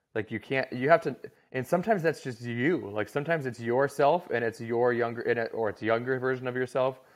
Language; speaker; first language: English; native; English